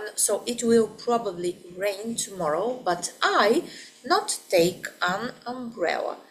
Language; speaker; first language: English; non-native, fluent; Bulgarian